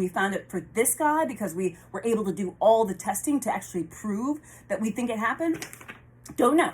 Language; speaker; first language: English; native; English